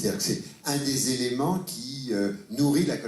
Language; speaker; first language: French; native; French